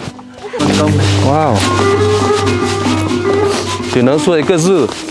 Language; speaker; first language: Chinese; non-native, learner; Vietnamese